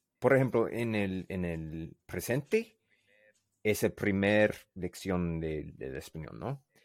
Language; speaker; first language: Spanish; non-native, learner; English